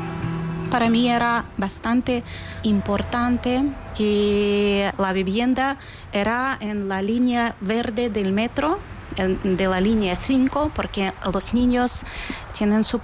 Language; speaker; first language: Spanish; non-native, fluent; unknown